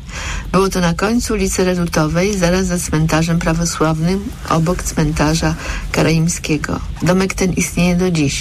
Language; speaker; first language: Polish; native; Polish